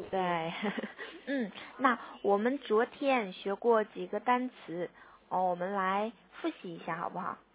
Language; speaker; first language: Chinese; native; Chinese